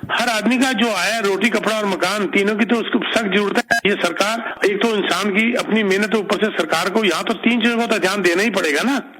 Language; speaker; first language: Hindi; native; Hindi